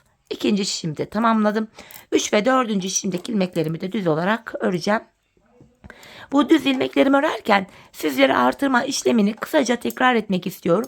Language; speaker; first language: Turkish; native; Turkish